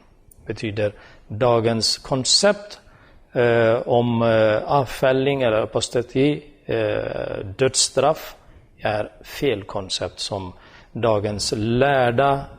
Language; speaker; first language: Swedish; non-native, fluent; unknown